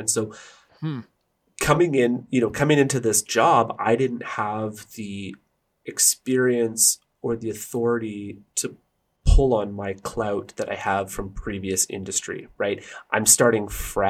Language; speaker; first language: English; native; English